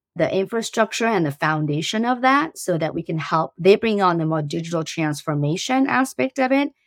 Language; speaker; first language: English; early bilingual, other home language; Persian